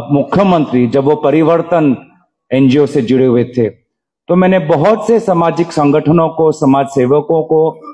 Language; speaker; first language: Hindi; non-native, local second language; Assamese